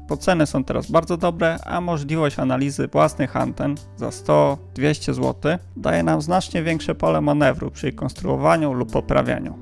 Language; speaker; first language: Polish; native; Polish